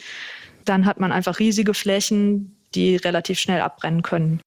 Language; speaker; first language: German; native; German